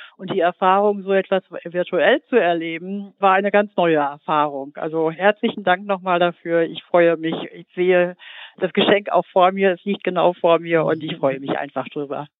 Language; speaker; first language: German; native; German